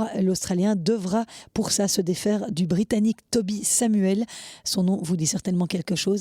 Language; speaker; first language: French; native; French